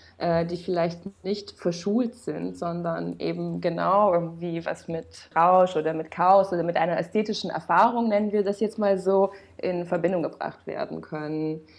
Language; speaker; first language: German; non-native, fluent; Romanian